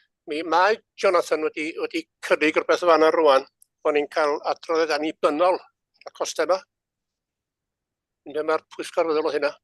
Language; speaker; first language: Welsh; native; Welsh